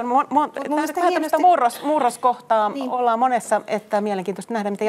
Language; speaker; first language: Finnish; native; Finnish